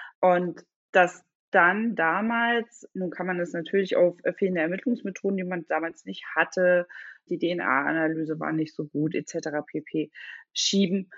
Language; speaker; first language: German; native; German